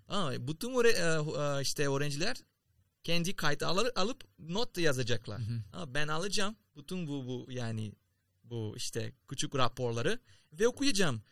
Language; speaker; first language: Turkish; non-native, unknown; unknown